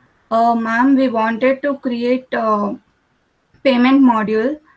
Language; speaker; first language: English; non-native, local second language; Kannada